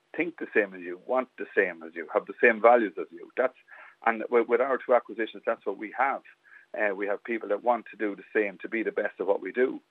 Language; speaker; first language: English; native; English